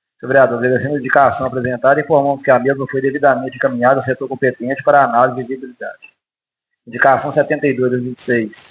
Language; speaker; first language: Portuguese; native; Portuguese